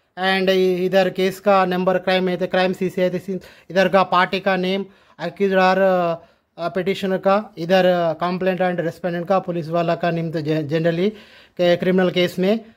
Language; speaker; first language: Hindi; non-native, local second language; Telugu